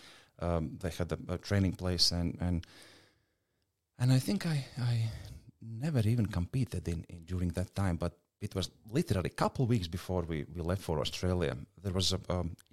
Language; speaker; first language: English; non-native, fluent; Latvian